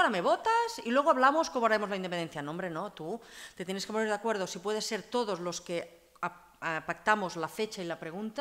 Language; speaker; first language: Spanish; non-native, local second language; Catalan